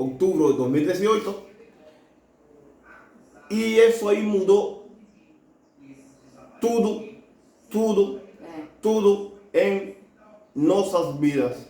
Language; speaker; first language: Portuguese; non-native, learner; Spanish